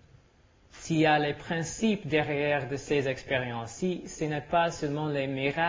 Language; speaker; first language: French; non-native, learner; English